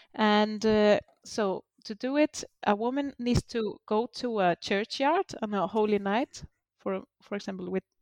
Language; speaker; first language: English; non-native, fluent; Icelandic